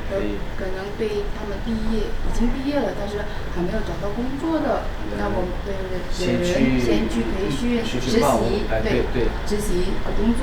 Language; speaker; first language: Chinese; non-native, fluent; Indonesian